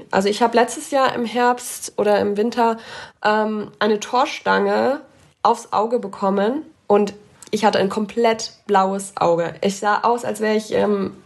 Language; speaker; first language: German; native; German